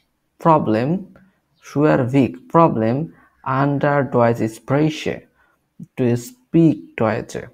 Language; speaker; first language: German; non-native, learner; Bangla